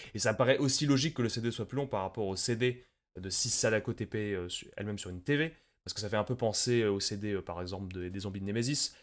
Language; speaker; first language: French; native; French